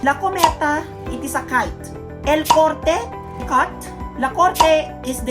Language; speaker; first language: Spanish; non-native, learner; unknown